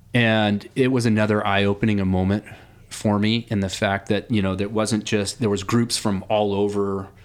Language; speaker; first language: English; native; English